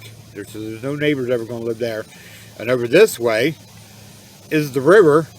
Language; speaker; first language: English; native; English